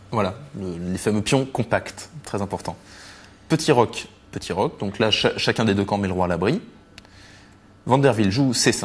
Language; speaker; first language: French; native; French